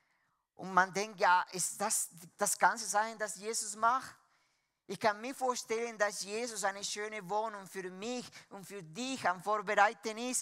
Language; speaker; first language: German; non-native, fluent; Spanish